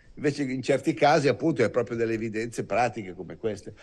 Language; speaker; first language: Italian; native; Italian